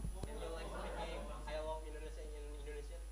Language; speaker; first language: English; non-native, learner; Indonesian